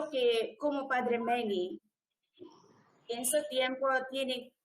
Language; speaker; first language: Spanish; non-native, learner; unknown